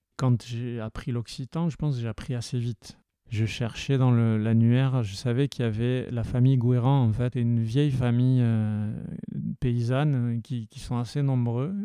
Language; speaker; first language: French; early bilingual, heritage; French